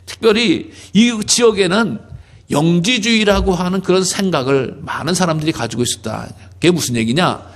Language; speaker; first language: Korean; native; Korean